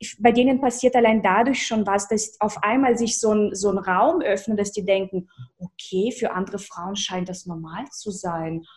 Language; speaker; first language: German; early bilingual, other home language; Russian